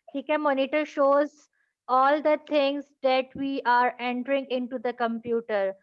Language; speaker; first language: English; non-native, local second language; Urdu